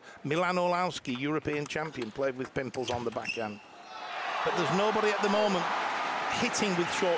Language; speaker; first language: English; native; English